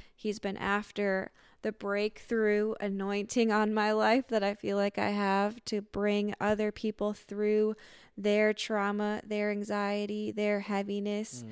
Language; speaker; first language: English; native; English